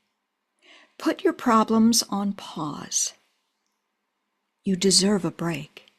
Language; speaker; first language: English; native; English